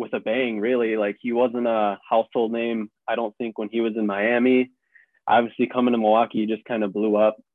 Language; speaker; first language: English; native; English